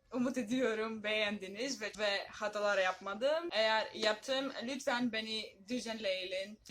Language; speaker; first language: Turkish; non-native, learner; Greek